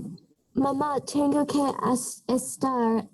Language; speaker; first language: Spanish; non-native, learner; English